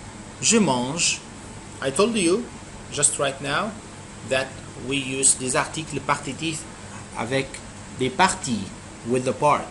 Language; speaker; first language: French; non-native, fluent; Arabic